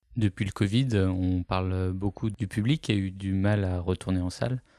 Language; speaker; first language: French; native; French